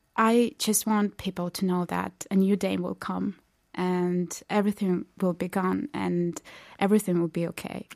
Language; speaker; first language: English; non-native, fluent; Belarusian